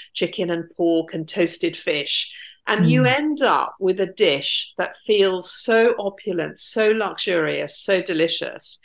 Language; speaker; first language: English; native; English